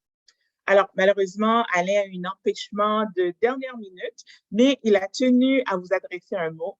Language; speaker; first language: French; native; French